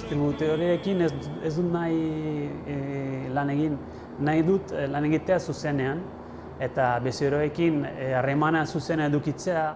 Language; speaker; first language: Basque; non-native, learner; Italian